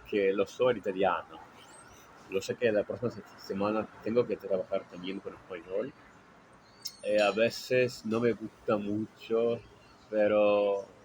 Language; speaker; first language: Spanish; non-native, learner; Portuguese